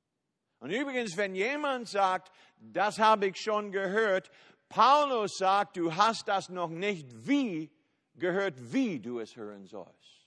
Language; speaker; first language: German; non-native, fluent; English